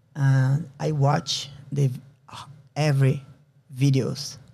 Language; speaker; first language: English; non-native, learner; Portuguese